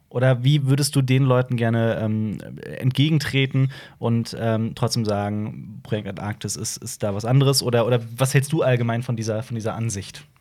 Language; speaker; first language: German; early bilingual, other home language; Turkish